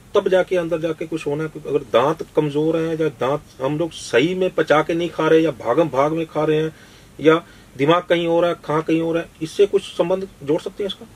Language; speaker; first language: Hindi; non-native, local second language; Punjabi